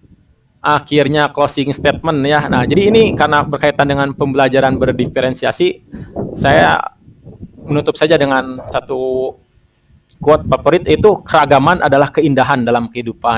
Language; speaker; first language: Indonesian; non-native, local second language; Sundanese